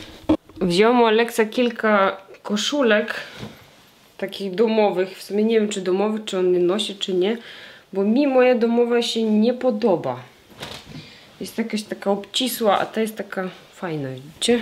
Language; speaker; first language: Polish; non-native, fluent; Russian